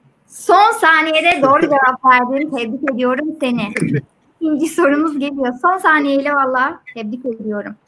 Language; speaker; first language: Turkish; native; Turkish